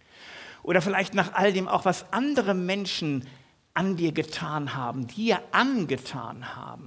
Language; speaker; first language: German; native; German